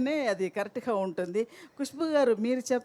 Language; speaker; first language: Telugu; non-native, fluent; Tamil